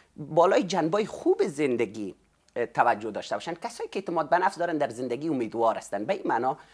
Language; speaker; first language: Persian; native; Persian